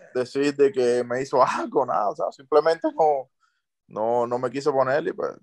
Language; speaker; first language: Spanish; native; Spanish